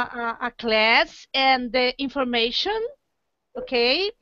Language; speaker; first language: English; non-native, learner; Portuguese